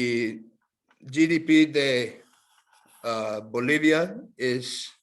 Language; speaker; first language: Spanish; non-native, learner; English